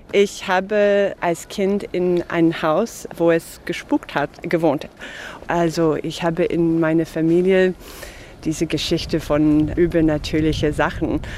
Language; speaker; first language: German; non-native, fluent; English